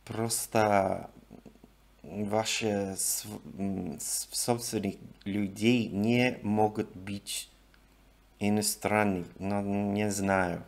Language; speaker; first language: Russian; non-native, learner; English